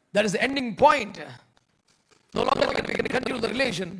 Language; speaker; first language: English; non-native, local second language; Telugu